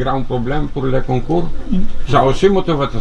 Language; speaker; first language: French; non-native, learner; Polish